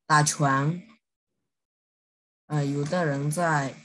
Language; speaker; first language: Chinese; non-native, learner; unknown